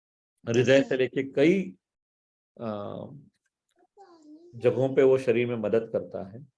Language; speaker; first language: Hindi; native; Hindi